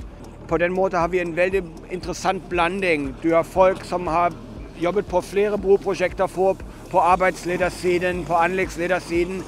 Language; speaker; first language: Norwegian; non-native, fluent; German